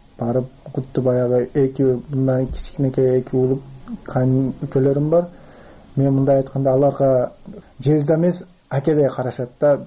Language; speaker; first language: Kyrgyz; non-native, local second language; Uzbek